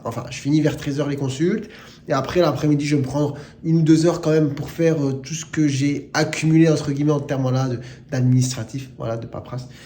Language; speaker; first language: French; native; French